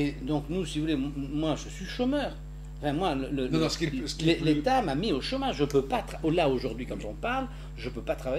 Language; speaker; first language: French; native; French